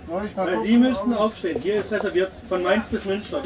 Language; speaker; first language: German; native; German